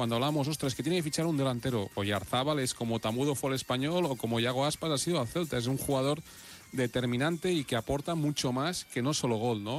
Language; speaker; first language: Spanish; native; Spanish